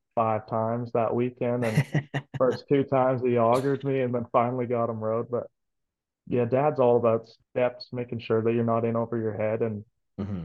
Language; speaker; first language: English; native; English